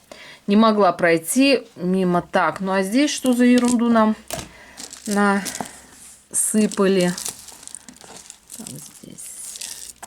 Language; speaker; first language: Russian; native; Russian